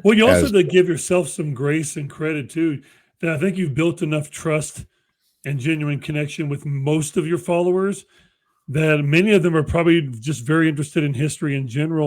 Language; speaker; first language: English; native; English